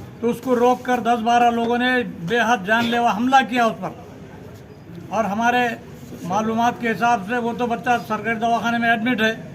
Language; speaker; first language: Hindi; non-native, local second language; Urdu